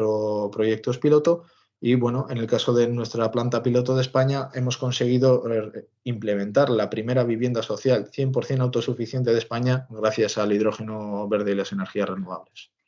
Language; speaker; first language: Spanish; native; Spanish